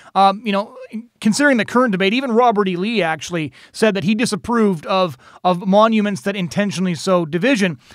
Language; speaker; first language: English; native; English